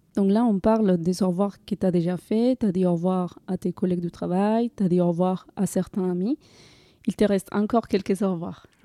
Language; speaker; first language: French; non-native, fluent; Spanish